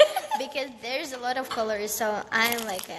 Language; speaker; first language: English; non-native, learner; Russian